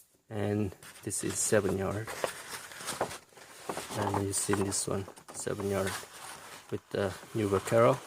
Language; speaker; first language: English; non-native, fluent; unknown